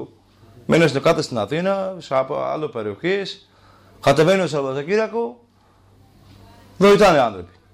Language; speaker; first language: Greek; non-native, learner; Kurdish